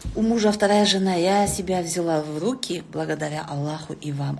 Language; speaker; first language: Russian; non-native, local second language; Kazakh